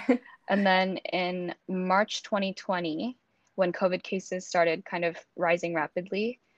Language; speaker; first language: English; native; English